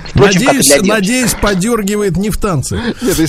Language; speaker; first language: Russian; native; Russian